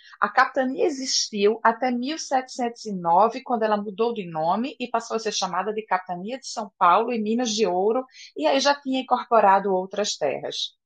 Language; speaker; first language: Portuguese; native; Portuguese